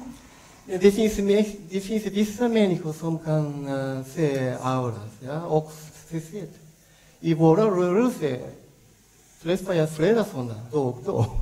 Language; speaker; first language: Swedish; non-native, learner; Japanese